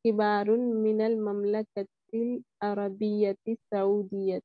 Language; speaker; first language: Arabic; non-native, learner; Urdu